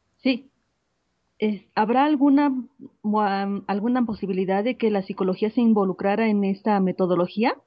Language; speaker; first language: Spanish; native; Spanish